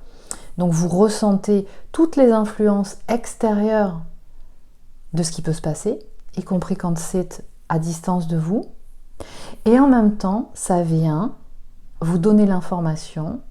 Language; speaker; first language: French; native; French